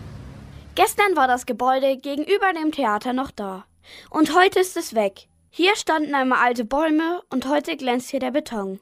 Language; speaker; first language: German; native; German